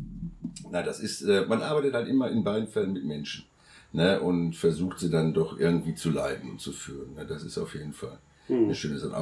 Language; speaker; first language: German; native; German